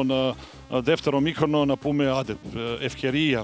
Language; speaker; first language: Greek; non-native, fluent; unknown